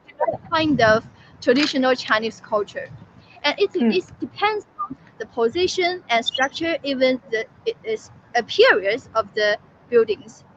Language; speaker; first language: English; non-native, fluent; Chinese